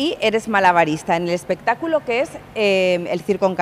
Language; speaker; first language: Spanish; native; Spanish